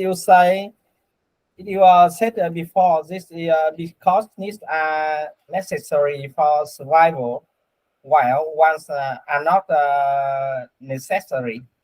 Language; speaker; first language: English; non-native, learner; Vietnamese